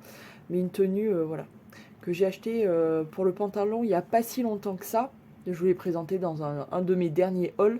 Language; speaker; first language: French; native; French